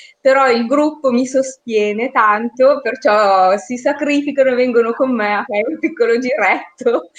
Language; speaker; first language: Italian; native; Italian